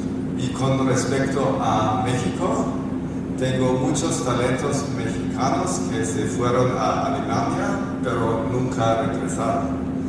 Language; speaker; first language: Spanish; non-native, fluent; German